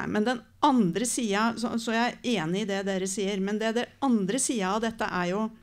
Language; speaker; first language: Norwegian; native; Norwegian